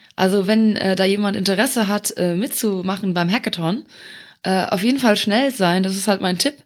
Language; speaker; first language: German; non-native, local second language; Luxembourgish